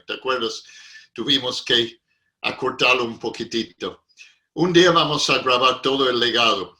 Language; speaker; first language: Spanish; non-native, fluent; English